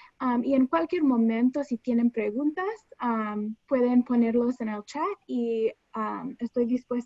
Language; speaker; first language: Spanish; non-native, fluent; English